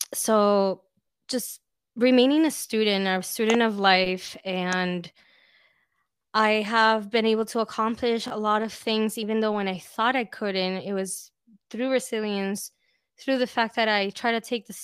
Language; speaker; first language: English; early bilingual, other home language; Spanish